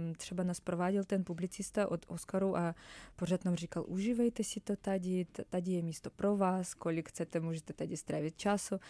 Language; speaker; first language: Czech; non-native, fluent; Russian